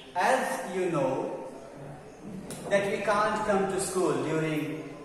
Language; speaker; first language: English; non-native, local second language; Gujarati